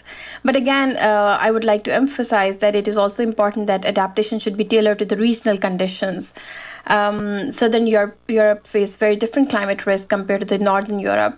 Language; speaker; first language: English; non-native, fluent; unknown